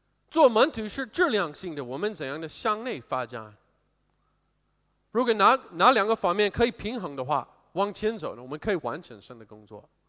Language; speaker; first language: Chinese; non-native, fluent; English